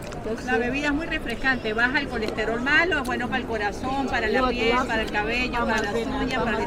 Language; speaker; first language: Spanish; native; Spanish